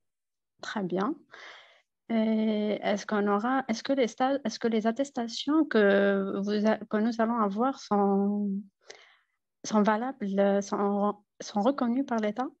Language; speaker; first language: French; non-native, fluent; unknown